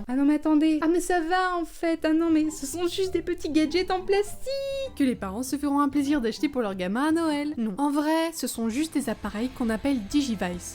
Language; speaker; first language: French; native; French